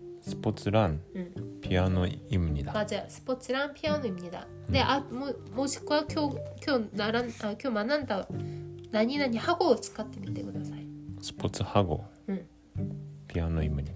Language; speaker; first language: Korean; non-native, learner; Japanese